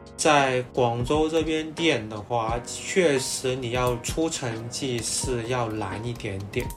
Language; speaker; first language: Chinese; non-native, local second language; Cantonese